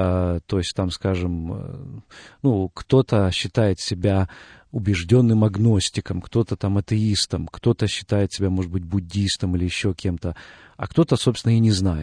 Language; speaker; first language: Russian; native; Russian